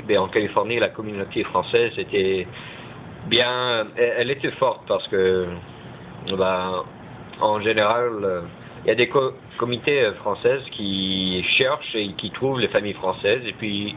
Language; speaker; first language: French; early bilingual, heritage; French